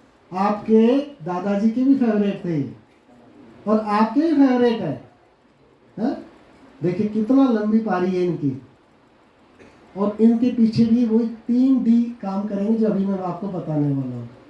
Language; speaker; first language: Hindi; native; Hindi